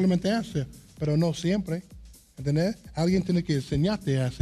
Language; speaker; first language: Spanish; non-native, learner; English